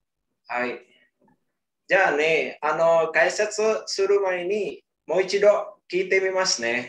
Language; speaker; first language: Japanese; non-native, learner; Indonesian